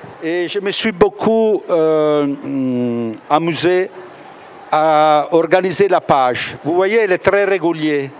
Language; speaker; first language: French; non-native, fluent; Italian